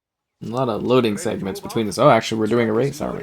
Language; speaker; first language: English; native; English